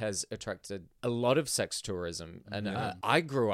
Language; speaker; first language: English; non-native, local second language; Filipino